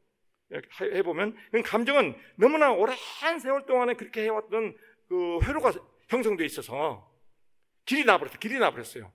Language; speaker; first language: Korean; native; Korean